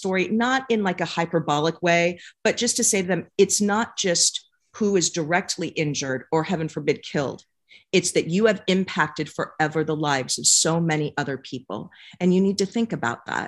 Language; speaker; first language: English; native; English